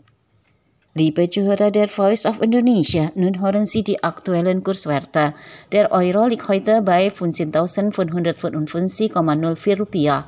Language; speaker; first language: German; non-native, fluent; Indonesian